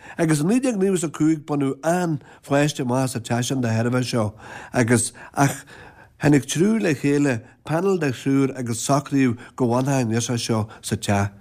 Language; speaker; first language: Irish; native; Irish